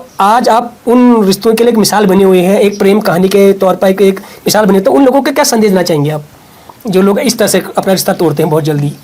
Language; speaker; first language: Hindi; native; Hindi